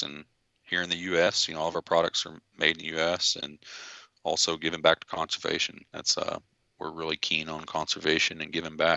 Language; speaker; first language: English; native; English